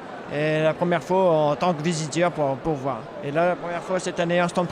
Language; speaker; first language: French; native; French